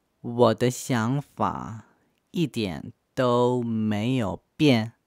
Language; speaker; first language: Chinese; non-native, fluent; Korean